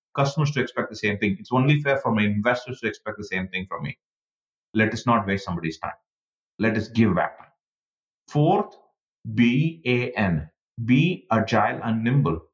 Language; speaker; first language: English; non-native, local second language; Tamil